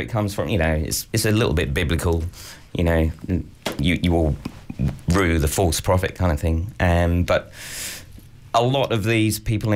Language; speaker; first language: English; native; English